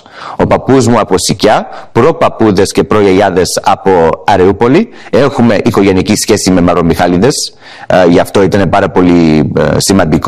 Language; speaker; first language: Greek; early bilingual, heritage; English